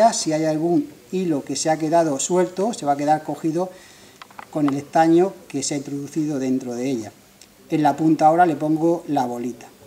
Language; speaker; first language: Spanish; native; Spanish